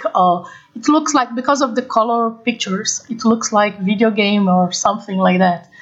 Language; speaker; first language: English; non-native, fluent; Portuguese